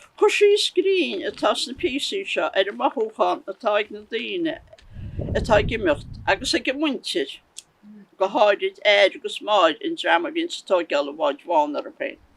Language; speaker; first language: Irish; native; Irish